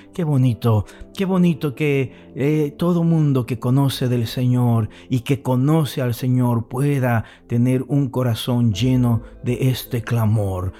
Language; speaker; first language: Spanish; native; Spanish